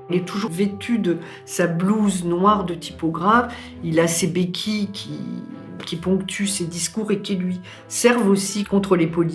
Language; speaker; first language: French; native; French